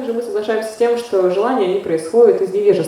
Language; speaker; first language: Russian; native; Russian